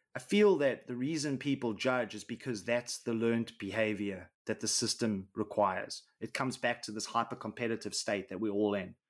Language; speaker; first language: English; native; English